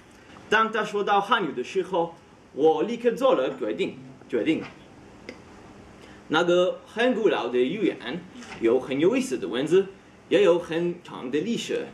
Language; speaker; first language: Chinese; non-native, learner; Hebrew